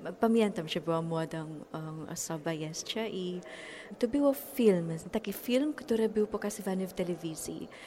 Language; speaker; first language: Polish; non-native, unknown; Filipino